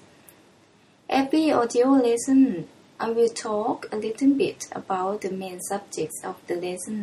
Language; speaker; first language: English; non-native, fluent; Thai